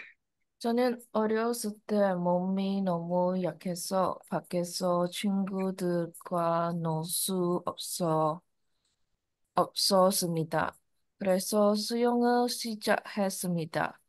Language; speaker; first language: Korean; non-native, learner; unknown